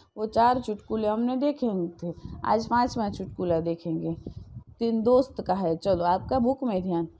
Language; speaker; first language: Hindi; non-native, local second language; Gujarati